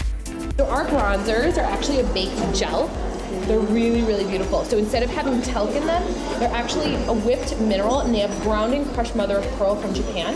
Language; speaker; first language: English; native; English